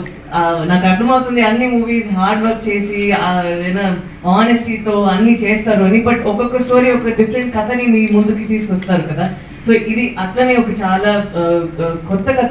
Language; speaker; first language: Telugu; non-native, local second language; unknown